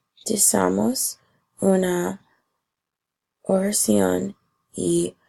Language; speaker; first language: Spanish; non-native, learner; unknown